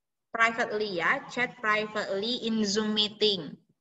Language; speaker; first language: English; non-native, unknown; Indonesian